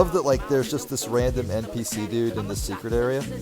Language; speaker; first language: English; native; English